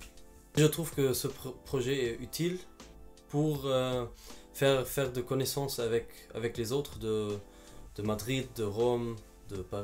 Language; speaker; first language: French; non-native, fluent; German